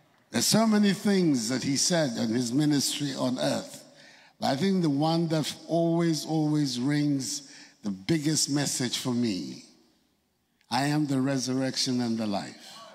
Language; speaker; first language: English; non-native, local second language; Akan